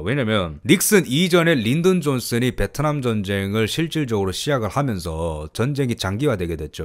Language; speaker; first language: Korean; native; Korean